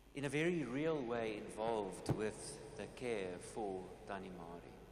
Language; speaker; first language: English; non-native, local second language; Afrikaans